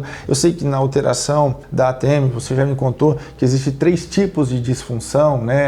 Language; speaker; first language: Portuguese; native; Portuguese